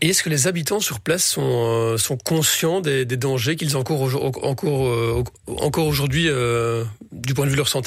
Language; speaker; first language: French; native; French